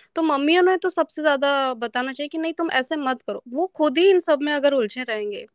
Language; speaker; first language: Hindi; non-native, local second language; Marathi